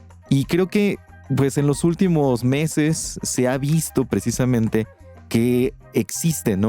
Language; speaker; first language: Spanish; native; Spanish